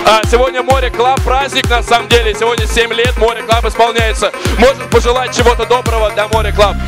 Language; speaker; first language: Russian; native; Russian